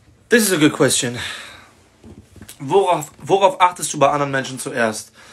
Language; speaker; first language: German; non-native, learner; English